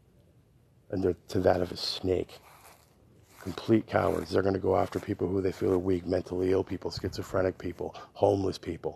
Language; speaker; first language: English; native; English